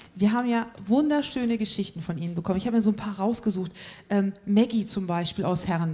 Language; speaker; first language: German; native; German